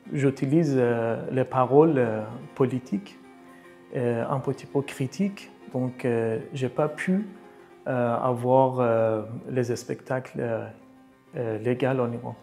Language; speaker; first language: French; non-native, learner; Persian